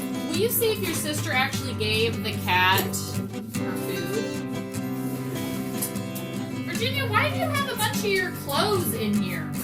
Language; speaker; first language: English; native; English